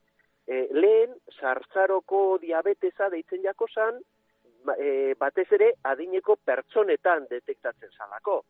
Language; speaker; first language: Basque; native; Basque